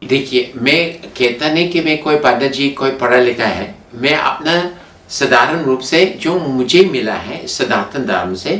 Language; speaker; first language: Hindi; non-native, fluent; English